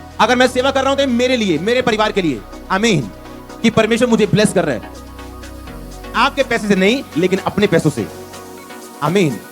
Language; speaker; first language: Hindi; non-native, local second language; Punjabi